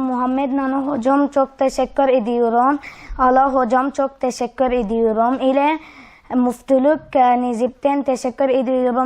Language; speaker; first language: Turkish; early bilingual, other home language; Arabic